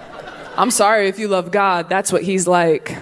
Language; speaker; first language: English; native; English